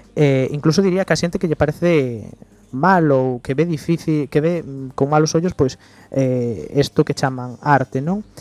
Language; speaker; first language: Galician; non-native, local second language; Spanish